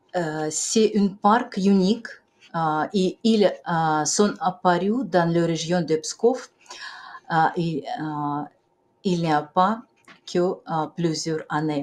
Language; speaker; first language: French; non-native, fluent; Russian